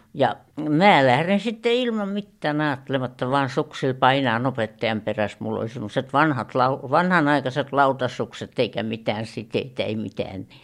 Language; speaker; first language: Finnish; native; Finnish